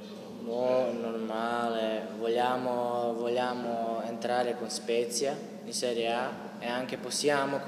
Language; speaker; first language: Italian; non-native, learner; Croatian